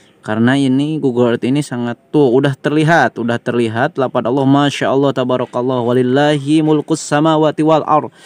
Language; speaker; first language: Indonesian; non-native, local second language; Sundanese